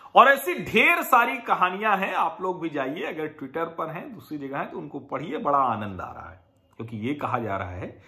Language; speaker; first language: Hindi; native; Hindi